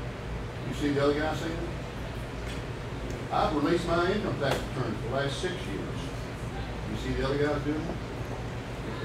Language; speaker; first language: English; native; English